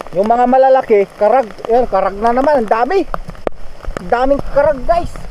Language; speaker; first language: Filipino; non-native, local second language; Iloko